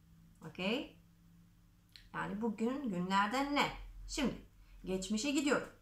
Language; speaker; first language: Turkish; non-native, fluent; Macedonian